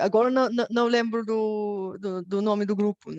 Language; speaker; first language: Portuguese; non-native, learner; Bulgarian